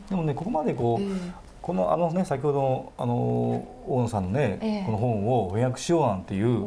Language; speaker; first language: Japanese; native; Japanese